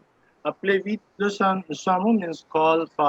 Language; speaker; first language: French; non-native, fluent; Urdu